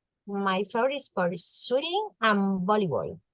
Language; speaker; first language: English; non-native, learner; Spanish